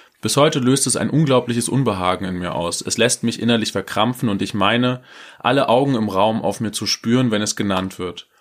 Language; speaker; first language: German; native; German